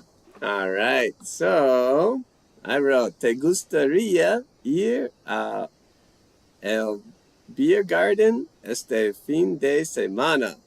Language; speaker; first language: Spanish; non-native, learner; English